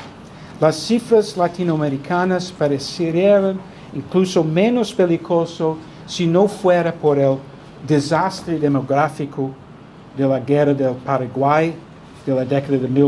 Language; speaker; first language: Spanish; non-native, fluent; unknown